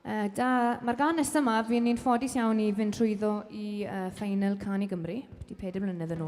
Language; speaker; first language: Welsh; native; Welsh